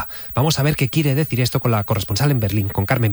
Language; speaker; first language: Spanish; native; Spanish